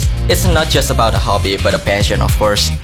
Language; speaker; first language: English; non-native, fluent; Indonesian